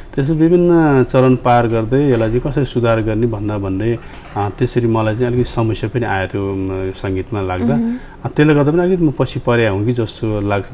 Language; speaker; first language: Nepali; non-native, local second language; Newari